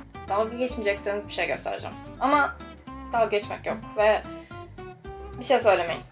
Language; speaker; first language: Turkish; native; Turkish